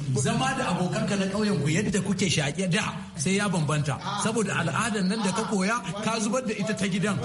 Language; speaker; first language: Hausa; non-native, local second language; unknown